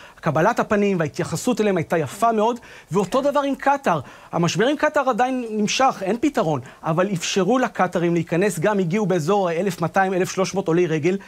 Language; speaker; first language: Hebrew; native; Hebrew